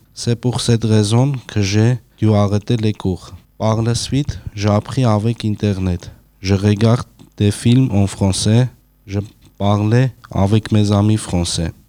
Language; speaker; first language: French; non-native, learner; Armenian